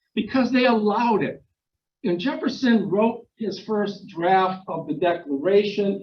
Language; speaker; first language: English; non-native, fluent; Ukrainian